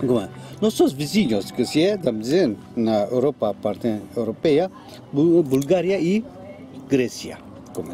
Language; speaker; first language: Portuguese; non-native, learner; Turkish